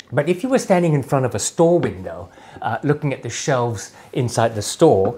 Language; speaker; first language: English; native; English